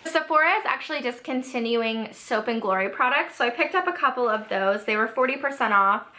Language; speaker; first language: English; native; English